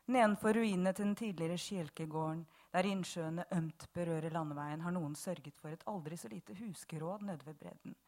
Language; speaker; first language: English; non-native, fluent; Bosnian